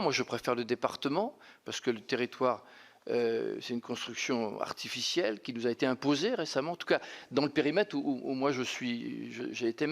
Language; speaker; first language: French; native; French